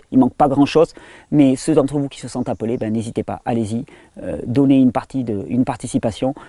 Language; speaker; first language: French; native; French